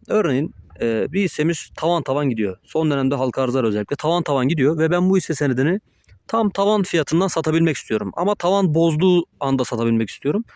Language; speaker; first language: Turkish; native; Turkish